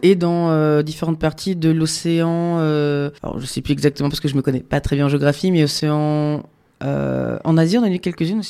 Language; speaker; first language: French; native; French